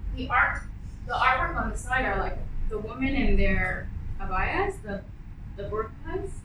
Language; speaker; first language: English; early bilingual, other home language; Arabic